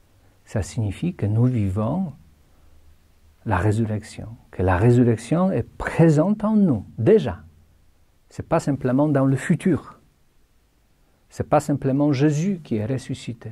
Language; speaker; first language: French; non-native, fluent; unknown